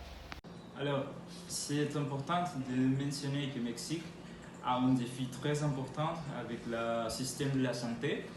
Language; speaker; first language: French; non-native, learner; Spanish